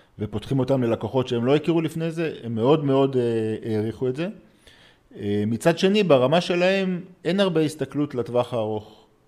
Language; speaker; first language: Hebrew; native; Hebrew